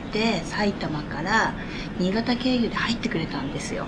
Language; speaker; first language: Japanese; native; Japanese